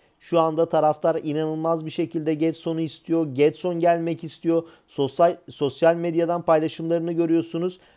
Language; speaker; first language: Turkish; native; Turkish